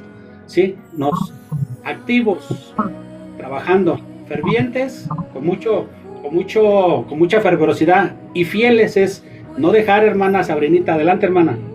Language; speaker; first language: Spanish; native; Spanish